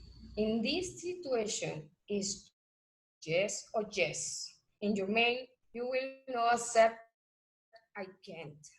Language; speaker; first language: English; non-native, learner; Spanish